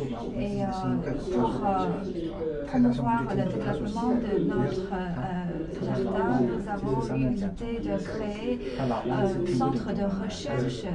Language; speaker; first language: French; non-native, fluent; Chinese